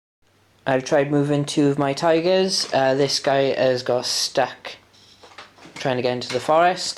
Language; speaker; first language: English; native; English